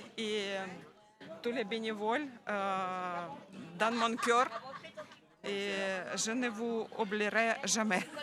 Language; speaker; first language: French; non-native, learner; Ukrainian